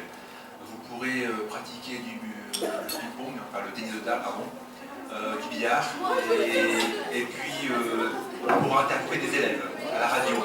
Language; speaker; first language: French; native; French